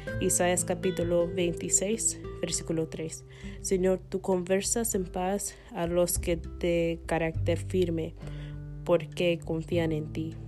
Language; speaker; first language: Spanish; non-native, learner; English